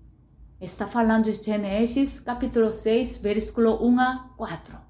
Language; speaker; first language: Portuguese; non-native, learner; Korean